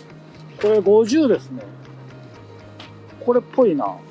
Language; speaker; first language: Japanese; native; Japanese